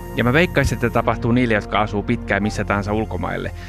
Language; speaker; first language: Finnish; early bilingual, other home language; Japanese